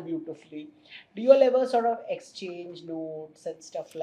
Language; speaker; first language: English; non-native, local second language; Hindi